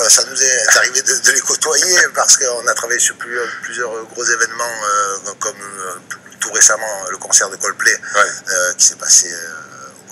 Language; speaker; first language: French; native; French